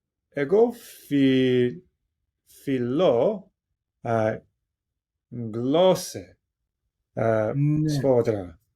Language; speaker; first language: Greek; non-native, learner; English